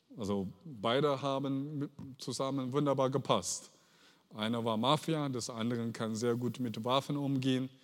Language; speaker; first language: German; non-native, fluent; Chinese